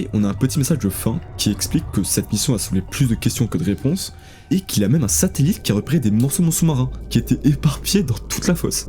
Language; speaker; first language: French; native; French